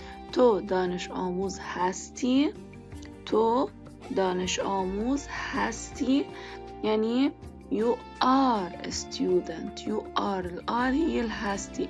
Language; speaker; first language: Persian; non-native, fluent; Arabic